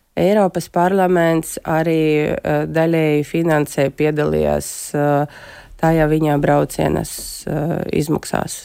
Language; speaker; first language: Latvian; non-native, local second language; Russian